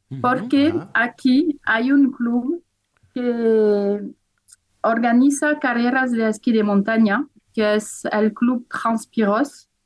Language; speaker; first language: Spanish; non-native, fluent; French